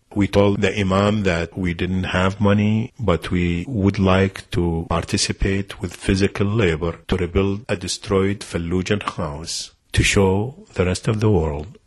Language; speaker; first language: English; non-native, fluent; Arabic